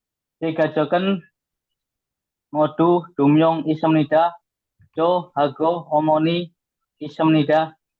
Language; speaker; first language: Korean; non-native, learner; Indonesian